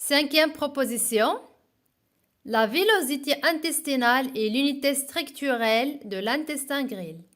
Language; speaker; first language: French; non-native, local second language; Arabic